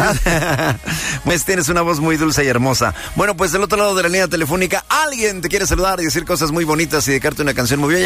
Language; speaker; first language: Spanish; native; Spanish